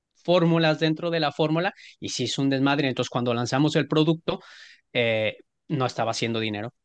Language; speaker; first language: Spanish; native; Spanish